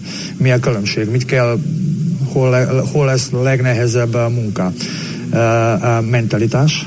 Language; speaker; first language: Hungarian; non-native, learner; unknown